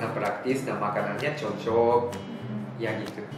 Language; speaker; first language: Indonesian; non-native, learner; Japanese